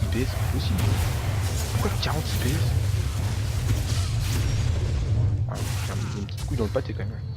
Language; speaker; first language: French; native; French